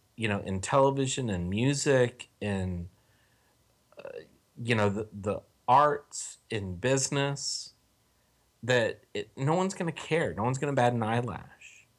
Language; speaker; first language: English; native; English